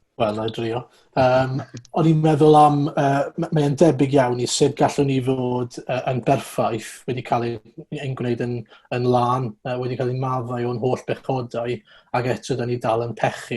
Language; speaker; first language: Welsh; native; Welsh